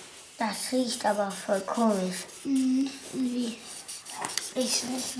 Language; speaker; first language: German; native; German